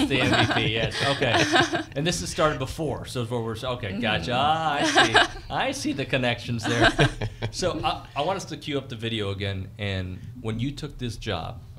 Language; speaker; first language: English; native; English